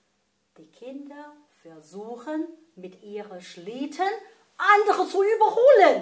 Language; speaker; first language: German; non-native, fluent; Chinese